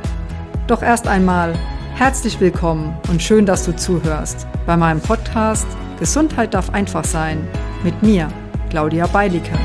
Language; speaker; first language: German; native; German